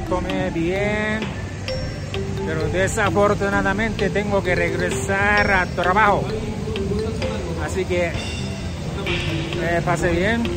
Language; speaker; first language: Spanish; non-native, learner; Japanese